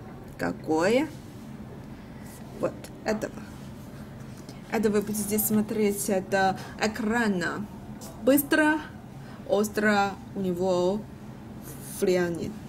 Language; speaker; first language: Russian; non-native, learner; Chinese